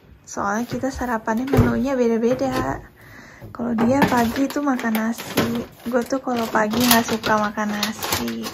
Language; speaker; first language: Indonesian; native; Indonesian